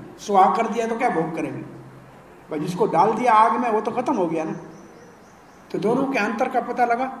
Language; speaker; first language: Hindi; native; Hindi